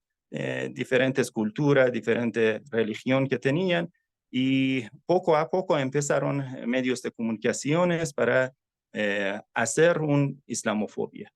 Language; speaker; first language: Spanish; non-native, fluent; Persian